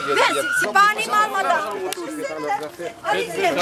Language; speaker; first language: French; non-native, learner; Romanian